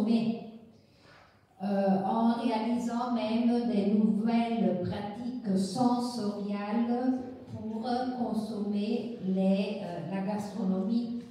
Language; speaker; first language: French; non-native, fluent; Italian